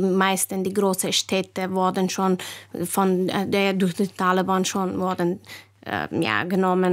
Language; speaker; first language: German; non-native, learner; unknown